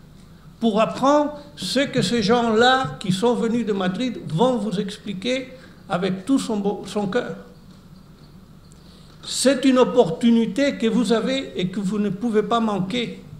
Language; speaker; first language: French; non-native, fluent; Spanish